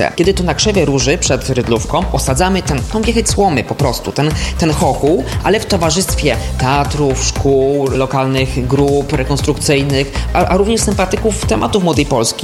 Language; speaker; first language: Polish; native; Polish